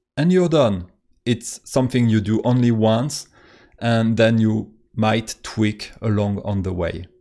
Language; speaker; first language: English; non-native, fluent; French